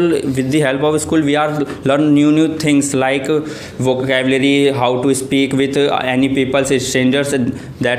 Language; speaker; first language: English; non-native, learner; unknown